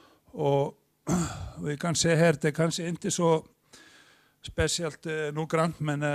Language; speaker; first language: Swedish; non-native, fluent; Icelandic